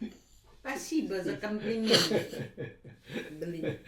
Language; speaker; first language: Russian; non-native, learner; Vietnamese